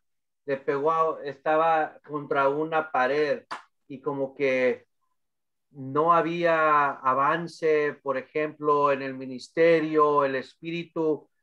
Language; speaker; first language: Spanish; early bilingual, other home language; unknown